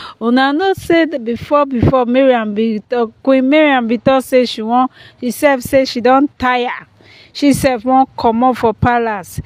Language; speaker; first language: Nigerian Pidgin; non-native, local second language; Yoruba